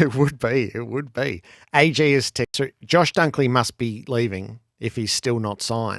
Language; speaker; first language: English; native; English